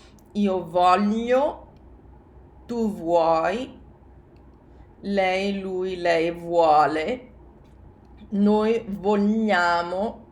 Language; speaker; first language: Italian; non-native, fluent; English